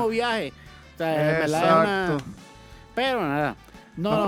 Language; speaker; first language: Spanish; native; Spanish